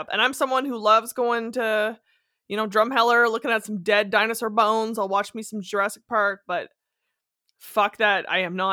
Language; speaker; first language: English; native; English